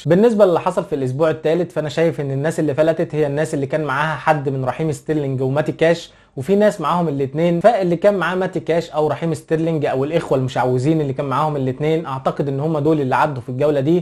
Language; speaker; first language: Arabic; native; Arabic